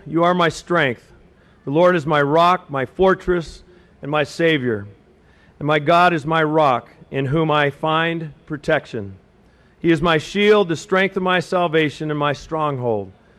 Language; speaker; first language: English; native; English